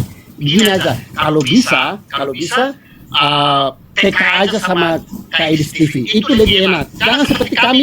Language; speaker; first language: Indonesian; non-native, fluent; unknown